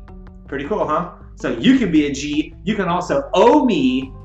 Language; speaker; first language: English; native; English